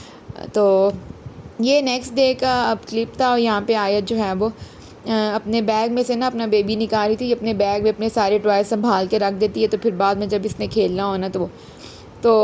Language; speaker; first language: Urdu; native; Urdu